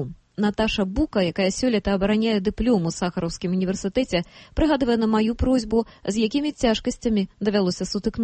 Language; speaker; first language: Belarusian; native; Belarusian